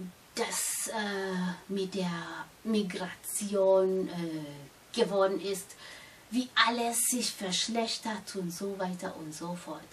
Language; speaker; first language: German; non-native, fluent; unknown